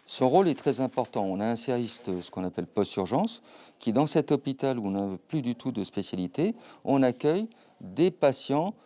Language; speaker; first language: French; native; French